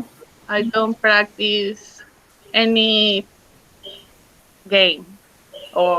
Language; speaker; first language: English; non-native, learner; Spanish